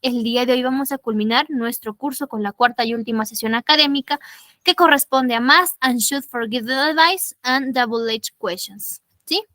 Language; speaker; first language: Spanish; native; Spanish